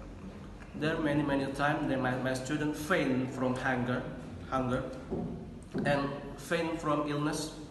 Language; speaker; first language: English; non-native, learner; Indonesian